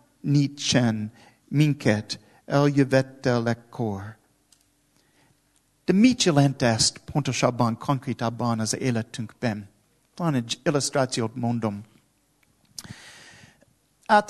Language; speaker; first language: Hungarian; non-native, learner; English